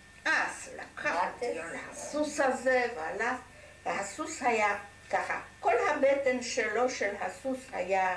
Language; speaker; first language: Hebrew; non-native, fluent; German